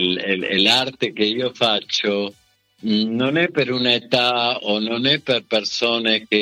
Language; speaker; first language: Italian; non-native, fluent; Spanish